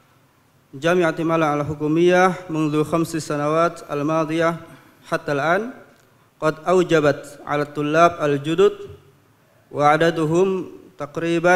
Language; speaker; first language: Arabic; non-native, fluent; Indonesian